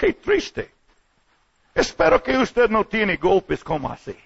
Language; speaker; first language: Spanish; non-native, learner; English